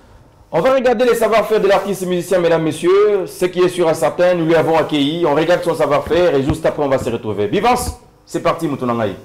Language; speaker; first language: French; non-native, local second language; Swahili